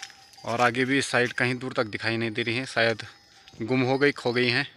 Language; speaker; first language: Hindi; native; Hindi